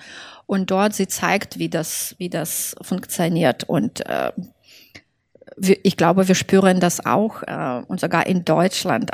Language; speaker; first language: German; non-native, fluent; Belarusian